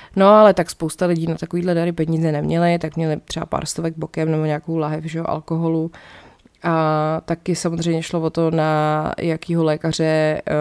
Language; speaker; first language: Czech; native; Czech